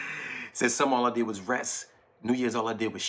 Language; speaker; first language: English; native; English